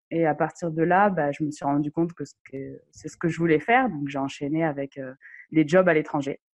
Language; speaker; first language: French; non-native, local second language; Arabic